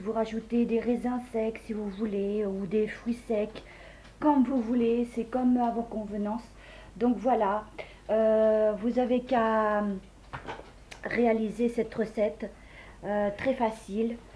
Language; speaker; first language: French; native; French